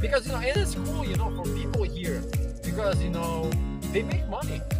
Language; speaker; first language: English; non-native, fluent; Russian